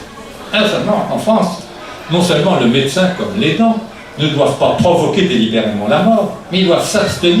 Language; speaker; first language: French; native; French